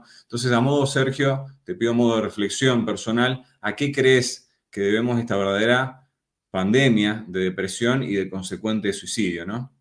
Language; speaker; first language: Spanish; native; Spanish